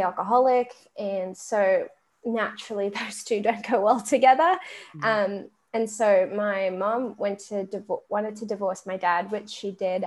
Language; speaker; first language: English; native; English